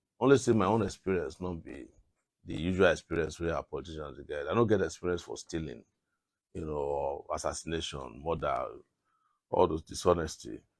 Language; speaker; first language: Nigerian Pidgin; non-native, local second language; Yoruba